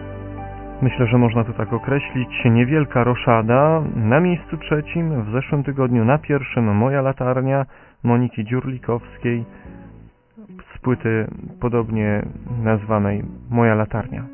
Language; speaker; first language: Polish; native; Polish